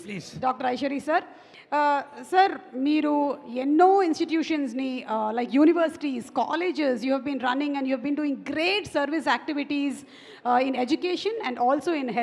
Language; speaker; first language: Telugu; native; Telugu